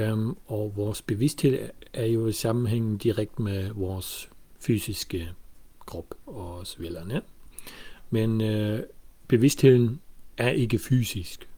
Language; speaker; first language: Danish; non-native, fluent; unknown